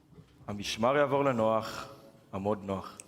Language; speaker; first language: Hebrew; native; Hebrew